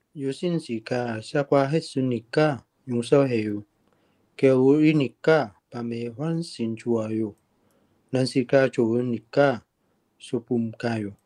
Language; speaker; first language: Korean; non-native, learner; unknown